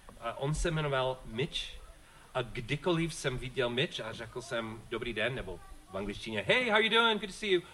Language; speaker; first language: Czech; non-native, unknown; English